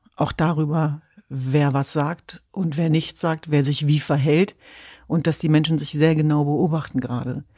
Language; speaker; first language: German; early bilingual, other home language; Kurdish